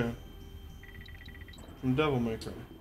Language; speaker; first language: English; native; English